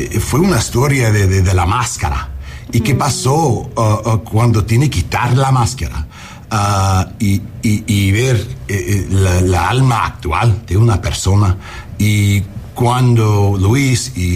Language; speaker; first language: Spanish; non-native, learner; English